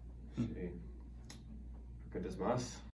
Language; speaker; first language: Spanish; non-native, learner; English